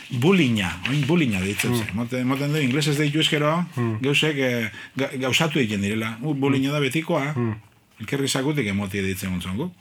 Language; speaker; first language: Basque; native; Basque